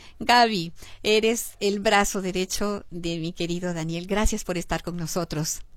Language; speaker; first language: Spanish; native; Spanish